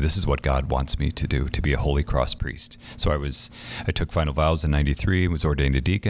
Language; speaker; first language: English; native; English